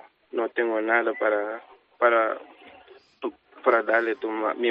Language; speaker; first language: Spanish; non-native, learner; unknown